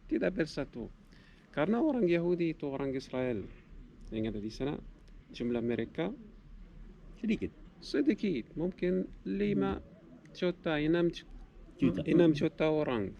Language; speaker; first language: Indonesian; non-native, learner; Arabic